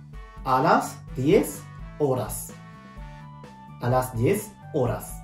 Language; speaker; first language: Spanish; non-native, learner; Japanese